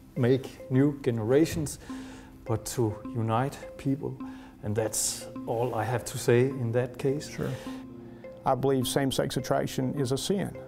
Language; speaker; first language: English; native; English